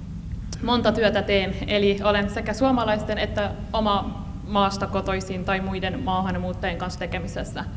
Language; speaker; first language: Finnish; non-native, fluent; Persian